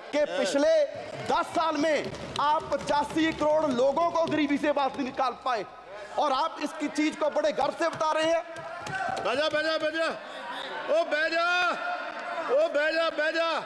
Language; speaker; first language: Hindi; native; Hindi